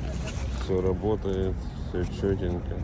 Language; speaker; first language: Russian; native; Russian